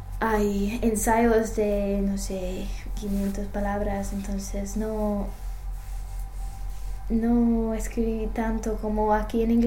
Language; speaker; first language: Spanish; non-native, learner; English